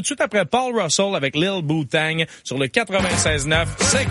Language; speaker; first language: French; native; French